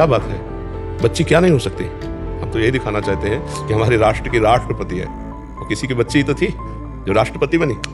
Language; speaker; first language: Hindi; native; Hindi